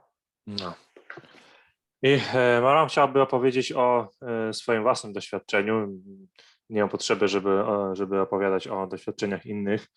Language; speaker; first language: Polish; non-native, fluent; Arabic